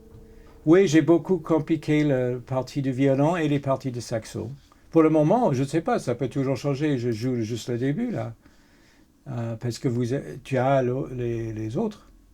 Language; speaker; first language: French; non-native, fluent; English